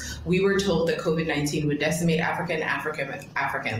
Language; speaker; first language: English; non-native, local second language; Krio